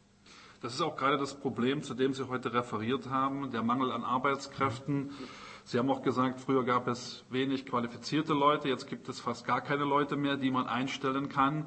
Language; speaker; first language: German; native; German